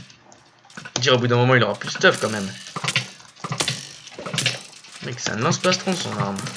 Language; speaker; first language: French; native; French